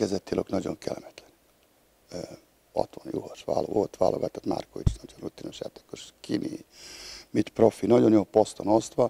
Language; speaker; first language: Hungarian; non-native, learner; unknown